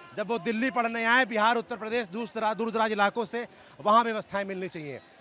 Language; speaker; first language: Hindi; native; Hindi